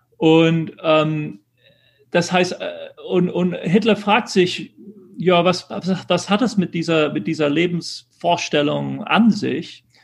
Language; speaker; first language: German; early bilingual, other home language; English